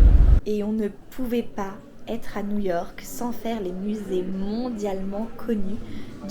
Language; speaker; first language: French; native; French